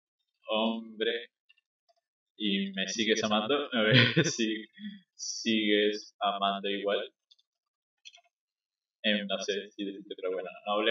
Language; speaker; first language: Spanish; native; Spanish